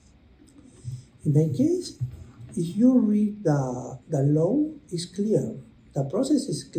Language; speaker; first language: English; non-native, learner; Spanish